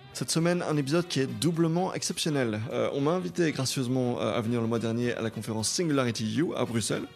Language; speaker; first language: French; native; French